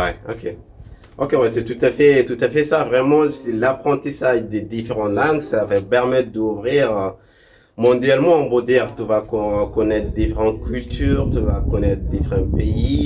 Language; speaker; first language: French; non-native, local second language; Arabic